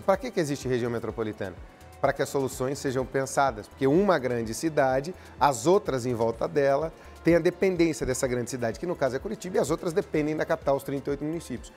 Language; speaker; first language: Portuguese; native; Portuguese